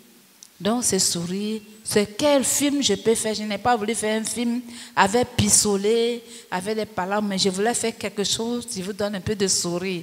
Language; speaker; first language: French; non-native, local second language; Baoulé